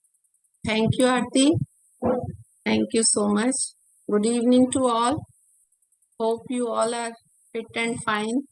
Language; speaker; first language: English; non-native, local second language; Hindi